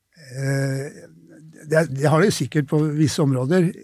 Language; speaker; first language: Norwegian; native; Norwegian